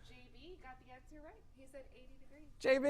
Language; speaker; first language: English; native; English